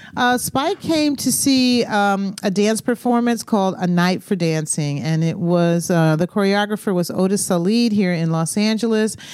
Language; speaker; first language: English; native; English